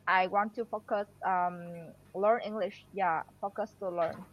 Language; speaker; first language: English; non-native, learner; Vietnamese